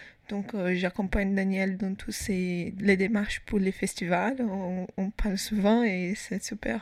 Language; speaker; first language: French; non-native, fluent; Portuguese